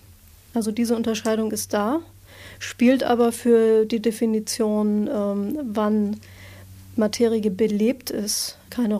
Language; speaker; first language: German; native; German